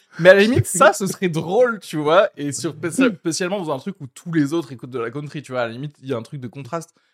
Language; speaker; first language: French; early bilingual, other home language; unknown